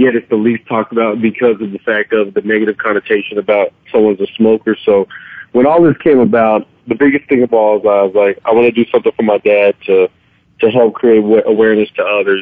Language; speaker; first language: English; native; English